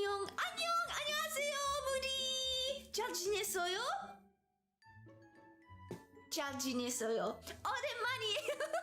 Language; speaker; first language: Korean; non-native, learner; English